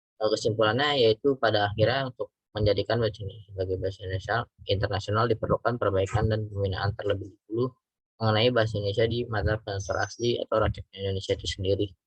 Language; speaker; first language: Indonesian; native; Indonesian